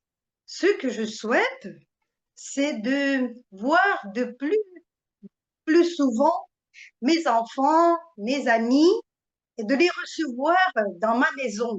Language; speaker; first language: French; non-native, fluent; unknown